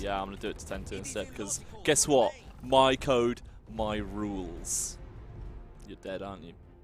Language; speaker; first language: English; native; English